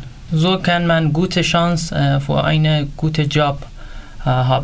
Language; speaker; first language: German; non-native, learner; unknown